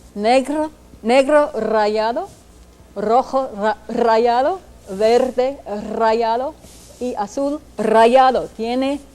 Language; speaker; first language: Spanish; non-native, learner; English